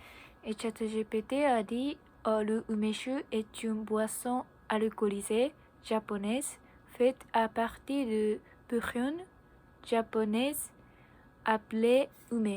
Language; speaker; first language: French; non-native, learner; Japanese